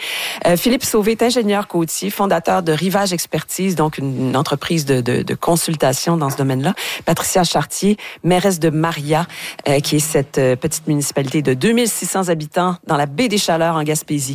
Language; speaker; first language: French; native; French